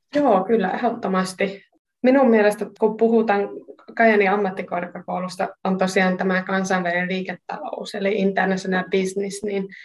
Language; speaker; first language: Finnish; non-native, fluent; Hungarian